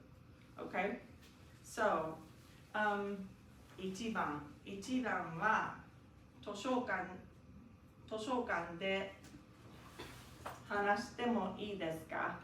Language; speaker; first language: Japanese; non-native, fluent; English